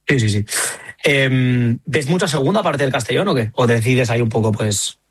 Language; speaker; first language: Spanish; native; Spanish